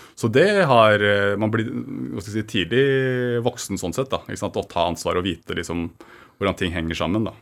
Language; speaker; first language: Norwegian; early bilingual, other home language; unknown